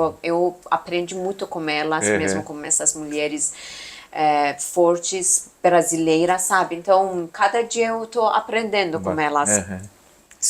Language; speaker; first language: Portuguese; non-native, fluent; Persian